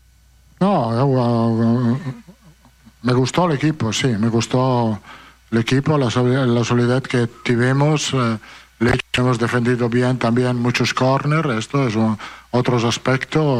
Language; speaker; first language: Spanish; non-native, fluent; Italian